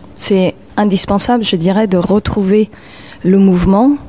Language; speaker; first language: French; non-native, fluent; Spanish